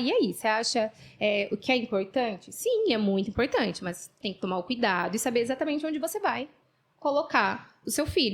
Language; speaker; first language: Portuguese; native; Portuguese